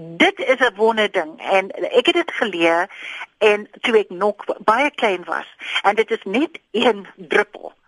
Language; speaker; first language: Afrikaans; non-native, local second language; English